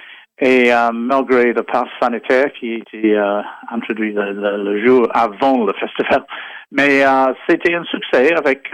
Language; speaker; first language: French; non-native, fluent; English